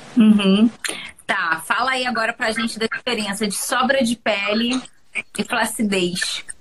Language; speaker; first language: Portuguese; native; Portuguese